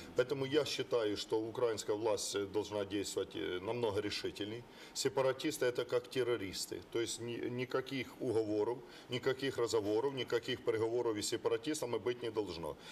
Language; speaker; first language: Russian; non-native, local second language; Ukrainian